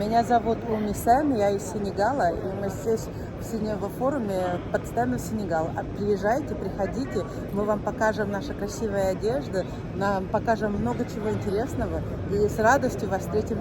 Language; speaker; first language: Russian; non-native, fluent; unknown